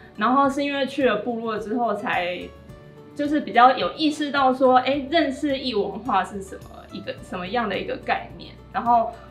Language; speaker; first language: Chinese; native; Chinese